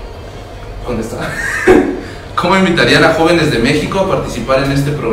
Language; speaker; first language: Spanish; native; Spanish